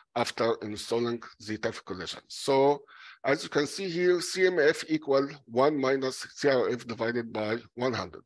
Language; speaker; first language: English; non-native, fluent; Arabic